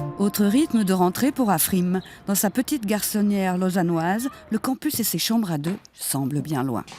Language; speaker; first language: French; native; French